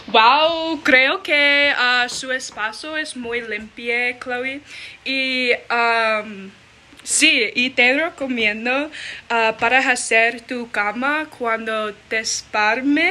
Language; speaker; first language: Spanish; non-native, learner; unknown